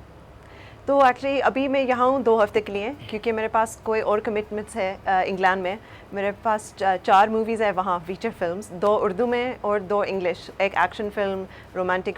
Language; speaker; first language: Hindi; early bilingual, heritage; Hindi